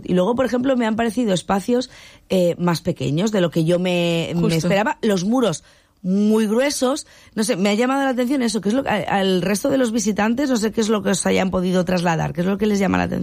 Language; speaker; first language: Spanish; native; Spanish